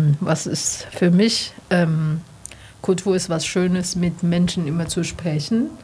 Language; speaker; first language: German; non-native, learner; Chinese